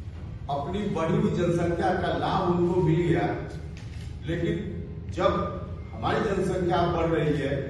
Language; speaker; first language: Hindi; native; Hindi